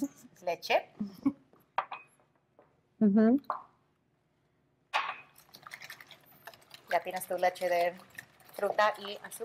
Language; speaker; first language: Spanish; early bilingual, heritage; Spanish